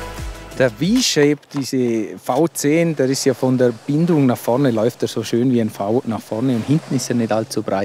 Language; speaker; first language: German; native; German